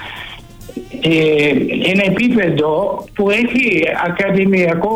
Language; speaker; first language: Greek; non-native, fluent; Italian